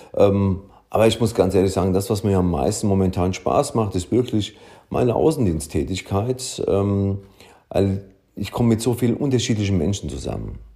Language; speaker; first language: German; early bilingual, other home language; Italian